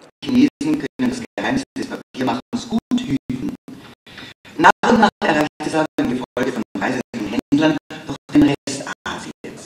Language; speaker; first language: German; native; German